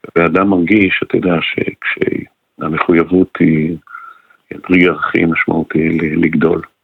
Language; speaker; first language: Hebrew; non-native, fluent; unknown